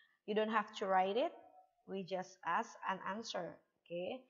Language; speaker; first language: English; non-native, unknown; Indonesian